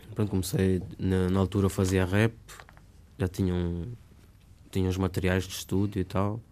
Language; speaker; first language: Portuguese; native; Portuguese